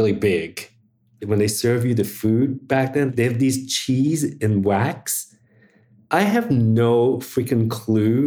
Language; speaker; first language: English; early bilingual, other home language; Chinese